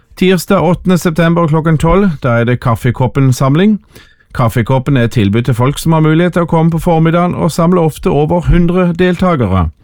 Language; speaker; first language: Norwegian; native; Norwegian